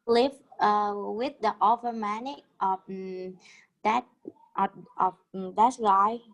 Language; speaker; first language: English; non-native, learner; Vietnamese